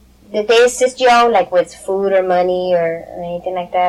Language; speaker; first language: English; early bilingual, other home language; Spanish